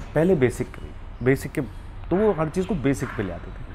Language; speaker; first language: Hindi; native; Hindi